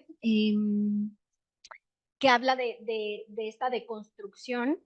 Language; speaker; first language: Spanish; native; Spanish